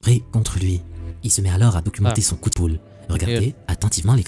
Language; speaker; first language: French; native; French